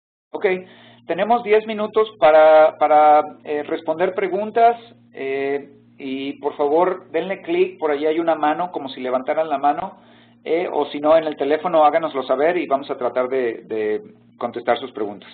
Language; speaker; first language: Spanish; native; Spanish